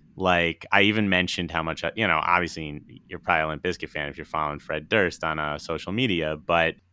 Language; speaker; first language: English; native; English